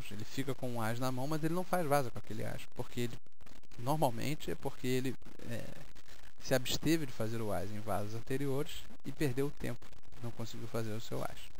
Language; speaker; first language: Portuguese; native; Portuguese